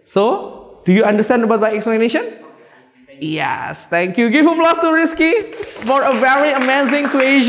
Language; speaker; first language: English; non-native, fluent; Indonesian